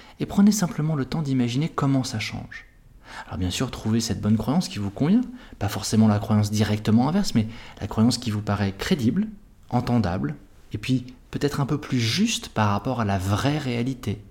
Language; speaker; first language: French; native; French